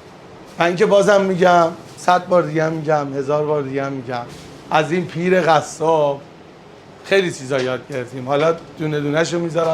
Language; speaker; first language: Persian; native; Persian